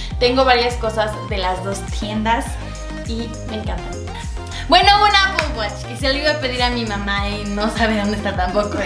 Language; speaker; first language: Spanish; native; Spanish